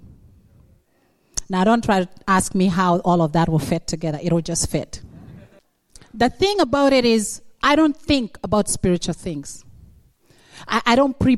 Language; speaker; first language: English; non-native, local second language; Acoli